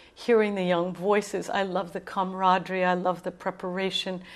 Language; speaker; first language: English; native; English